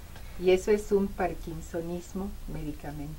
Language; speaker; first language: Spanish; native; Spanish